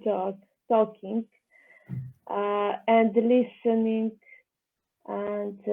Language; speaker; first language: English; non-native, learner; Serbian